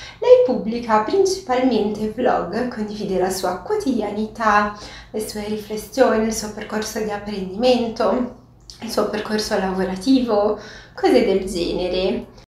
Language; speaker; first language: Italian; non-native, fluent; Portuguese